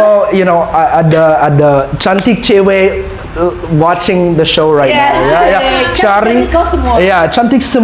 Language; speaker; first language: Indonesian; non-native, learner; English